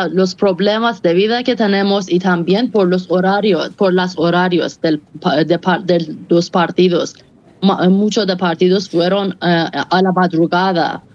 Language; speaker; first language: Spanish; non-native, fluent; Persian